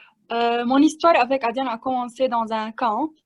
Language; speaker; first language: French; non-native, learner; Arabic